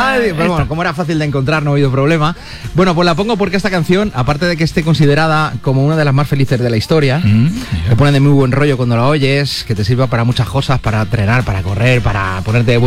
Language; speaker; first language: Spanish; native; Spanish